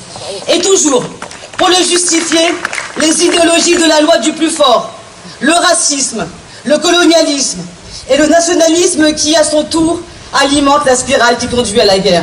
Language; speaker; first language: French; native; French